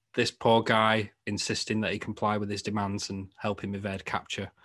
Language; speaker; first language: English; native; English